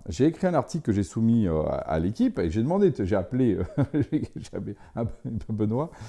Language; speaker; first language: French; native; French